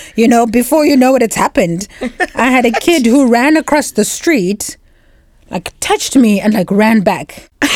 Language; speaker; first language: English; non-native, local second language; Shona